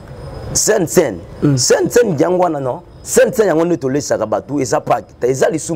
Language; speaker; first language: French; non-native, local second language; Lingala